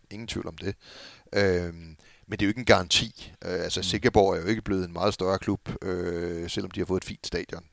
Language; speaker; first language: Danish; native; Danish